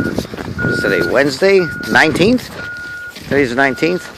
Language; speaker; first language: English; native; English